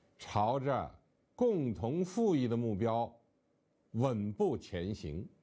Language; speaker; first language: Chinese; native; Chinese